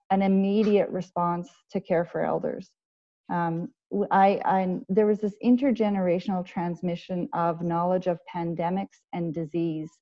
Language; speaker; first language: English; native; English